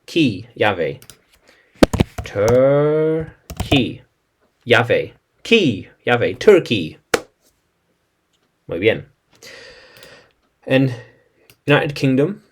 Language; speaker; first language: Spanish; non-native, learner; English